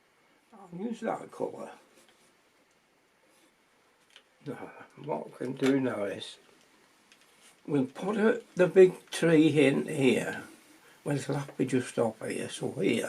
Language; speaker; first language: English; native; English